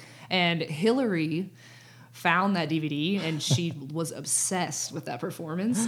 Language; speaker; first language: English; native; English